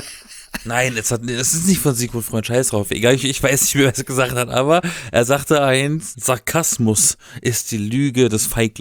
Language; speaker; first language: German; native; German